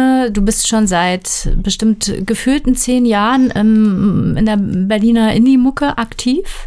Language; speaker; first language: German; native; German